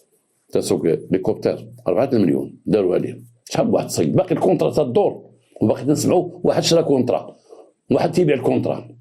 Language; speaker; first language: Arabic; native; Arabic